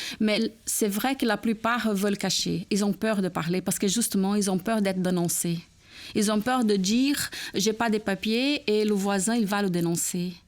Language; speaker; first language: French; non-native, fluent; Portuguese